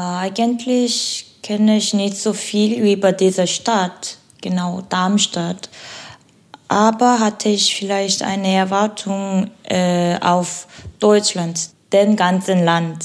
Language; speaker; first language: German; non-native, learner; Korean